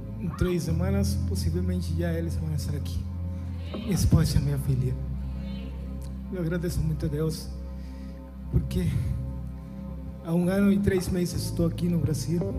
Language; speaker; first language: Portuguese; non-native, learner; Spanish